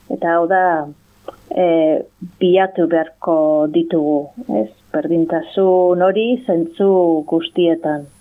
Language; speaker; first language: Basque; non-native, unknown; English